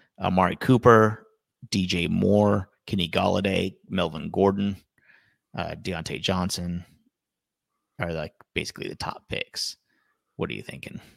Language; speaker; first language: English; native; English